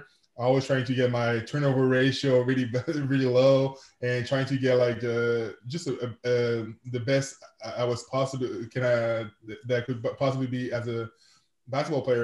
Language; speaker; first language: English; non-native, fluent; French